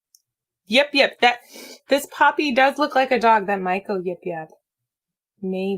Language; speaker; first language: English; native; English